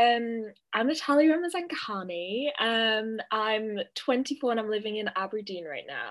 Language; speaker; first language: English; native; English